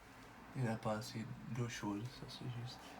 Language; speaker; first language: French; non-native, fluent; Dutch